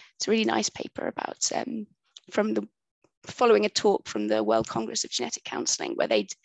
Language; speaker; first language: English; native; English